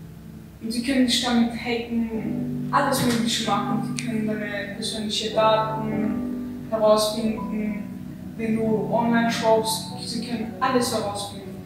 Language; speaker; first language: German; non-native, local second language; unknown